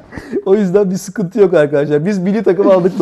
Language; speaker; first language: Turkish; native; Turkish